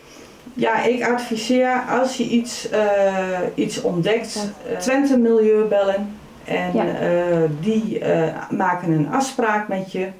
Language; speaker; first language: Dutch; native; Dutch